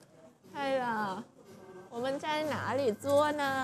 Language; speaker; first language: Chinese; non-native, fluent; Vietnamese